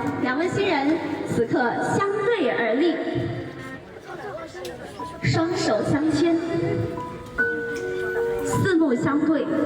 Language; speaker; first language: Chinese; native; Chinese